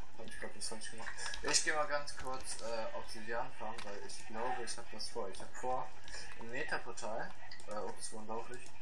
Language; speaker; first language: German; native; German